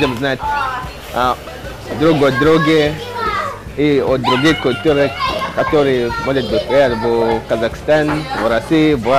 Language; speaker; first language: Russian; non-native, learner; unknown